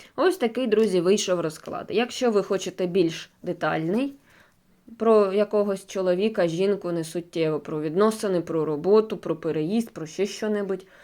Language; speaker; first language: Ukrainian; non-native, local second language; Russian